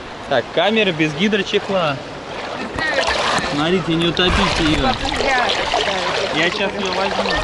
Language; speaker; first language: Russian; native; Russian